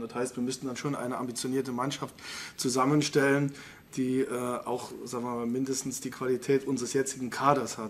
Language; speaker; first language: German; native; German